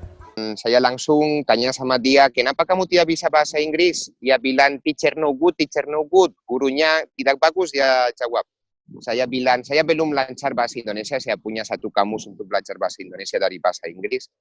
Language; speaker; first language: Indonesian; non-native, fluent; Spanish